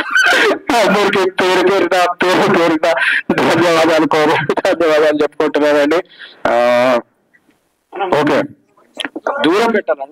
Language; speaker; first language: Telugu; native; Telugu